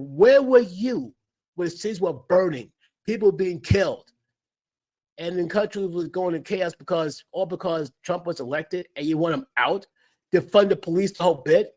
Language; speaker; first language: English; native; English